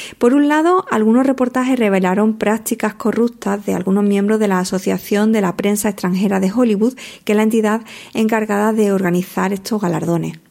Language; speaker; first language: Spanish; native; Spanish